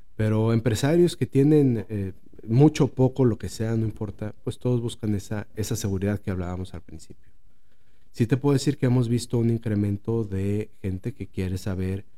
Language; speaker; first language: Spanish; native; Spanish